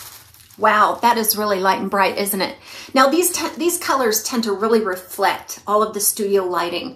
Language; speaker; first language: English; native; English